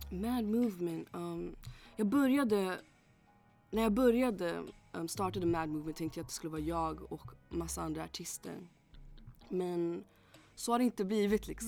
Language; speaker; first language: Swedish; early bilingual, other home language; English